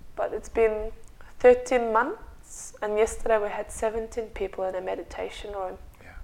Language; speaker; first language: English; non-native, fluent; Russian